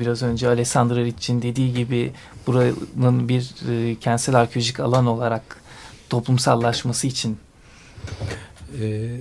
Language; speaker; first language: Turkish; native; Turkish